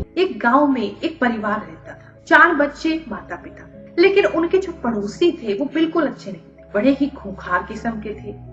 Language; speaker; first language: Hindi; native; Hindi